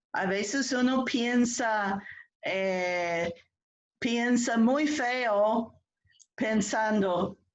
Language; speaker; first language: Spanish; non-native, fluent; English